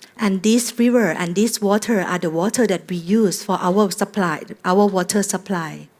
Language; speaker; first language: English; non-native, fluent; Thai